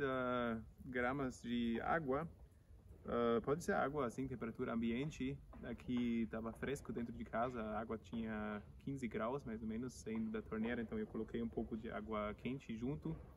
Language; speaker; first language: Portuguese; non-native, fluent; German